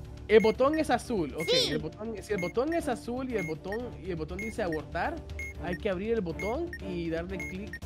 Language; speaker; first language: Spanish; native; Spanish